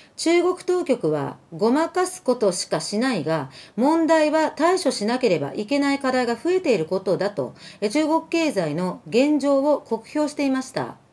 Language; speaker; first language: Japanese; early bilingual, other home language; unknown